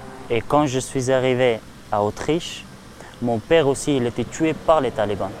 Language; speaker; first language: French; non-native, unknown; Persian